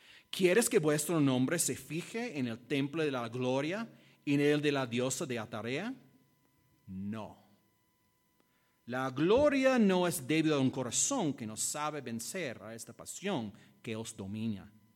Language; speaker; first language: Spanish; non-native, fluent; English